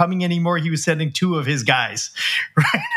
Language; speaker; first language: English; native; English